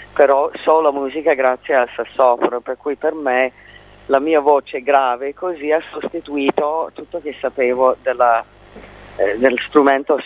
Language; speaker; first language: Italian; non-native, fluent; English